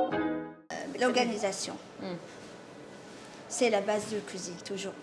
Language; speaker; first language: French; non-native, learner; Arabic